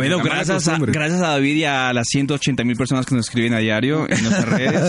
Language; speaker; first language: Spanish; native; Spanish